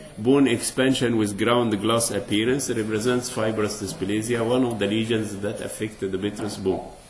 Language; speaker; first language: English; non-native, fluent; Arabic